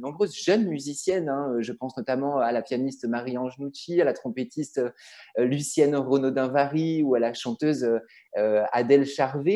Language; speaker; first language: French; native; French